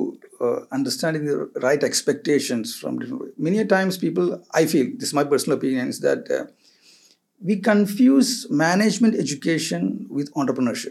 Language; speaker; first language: English; non-native, local second language; Malayalam